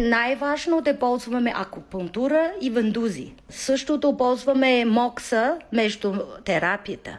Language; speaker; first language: Bulgarian; non-native, learner; Chinese